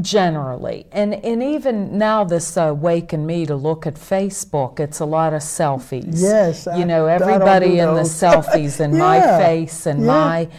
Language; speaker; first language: English; native; English